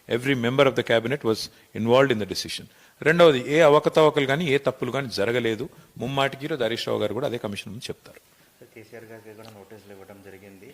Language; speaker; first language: Telugu; native; Telugu